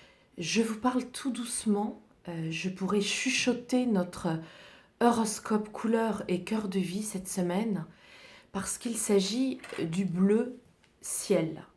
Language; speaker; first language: French; native; French